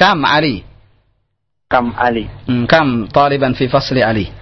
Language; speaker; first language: Arabic; non-native, fluent; Indonesian